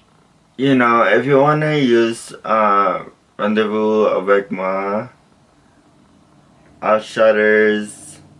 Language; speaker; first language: French; non-native, learner; English